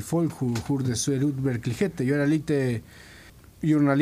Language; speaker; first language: Swedish; non-native, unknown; Spanish